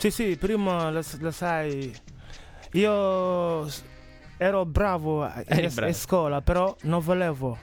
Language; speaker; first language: Italian; non-native, learner; Wolof